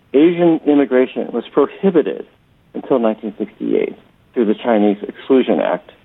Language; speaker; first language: English; native; English